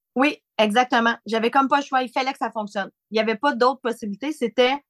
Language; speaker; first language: French; native; French